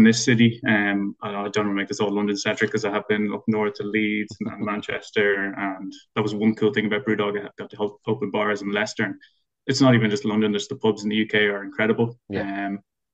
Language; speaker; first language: English; native; English